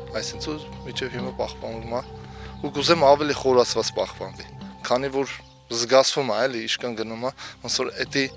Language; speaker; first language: Armenian; non-native, local second language; Kurdish